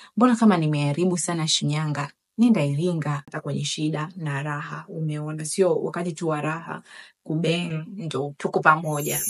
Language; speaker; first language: Swahili; native; Swahili